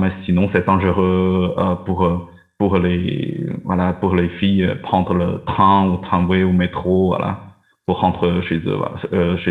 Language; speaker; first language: French; non-native, learner; Chinese